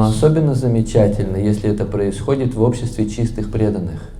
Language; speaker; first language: Russian; native; Russian